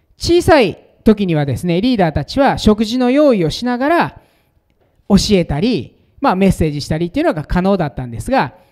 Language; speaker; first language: Japanese; native; Japanese